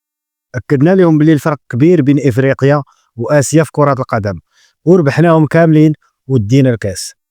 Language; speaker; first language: Arabic; native; Arabic